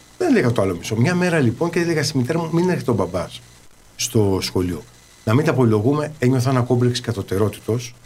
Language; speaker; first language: Greek; early bilingual, heritage; Greek